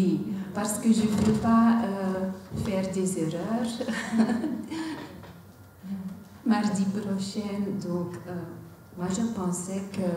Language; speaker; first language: French; non-native, local second language; Dutch